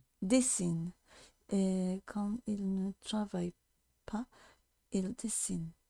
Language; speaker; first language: French; non-native, learner; Japanese